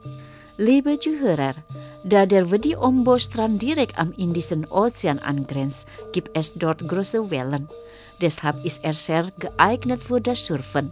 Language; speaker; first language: German; non-native, fluent; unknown